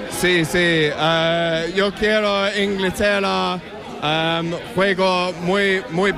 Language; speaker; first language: Spanish; non-native, learner; English